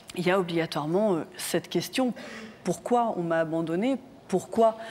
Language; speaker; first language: French; native; French